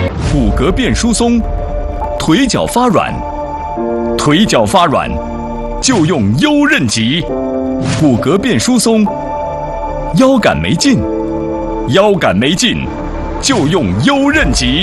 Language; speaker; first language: Chinese; native; Chinese